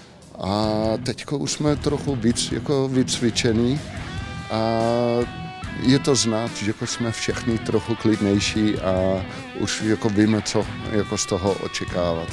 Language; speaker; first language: Czech; non-native, fluent; Dutch